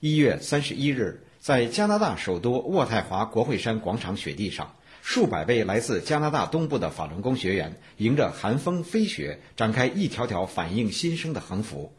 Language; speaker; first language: Chinese; native; Chinese